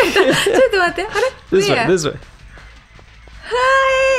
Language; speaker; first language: English; non-native, learner; Japanese